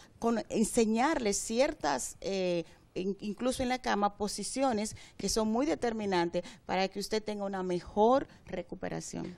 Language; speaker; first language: Spanish; native; Spanish